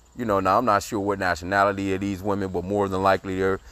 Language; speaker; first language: English; native; English